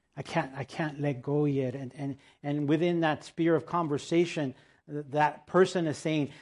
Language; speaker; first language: English; early bilingual, other home language; Spanish